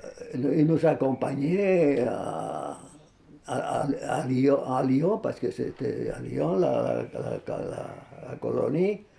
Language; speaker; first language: French; non-native, fluent; Spanish